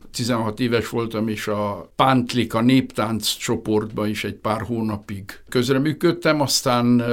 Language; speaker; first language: Hungarian; early bilingual, heritage; Hungarian